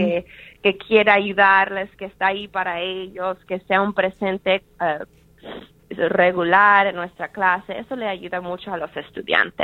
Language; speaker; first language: Spanish; early bilingual, heritage; Spanish